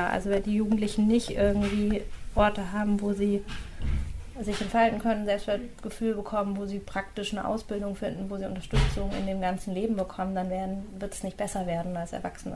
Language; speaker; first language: German; native; German